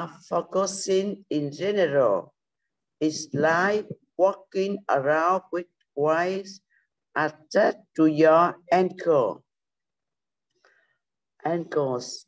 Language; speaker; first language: English; non-native, learner; Vietnamese